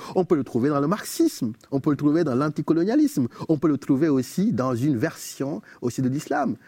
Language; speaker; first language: French; non-native, local second language; Wolof